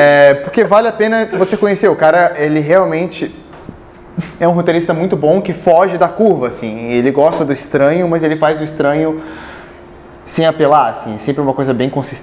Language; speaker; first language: Portuguese; native; Portuguese